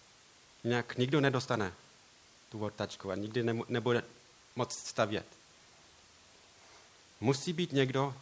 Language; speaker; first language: Czech; non-native, learner; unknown